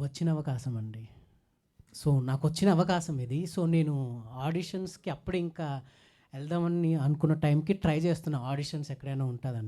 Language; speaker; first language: Telugu; native; Telugu